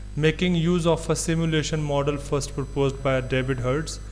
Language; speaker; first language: English; non-native, local second language; Urdu